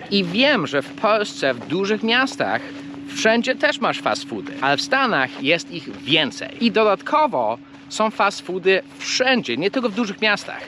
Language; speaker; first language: Polish; early bilingual, heritage; Polish